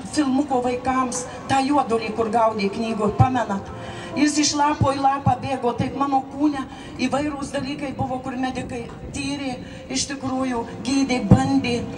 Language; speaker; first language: Lithuanian; native; Lithuanian